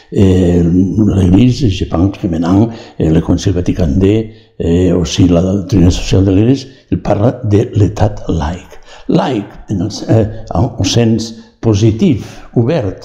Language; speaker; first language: French; non-native, learner; Catalan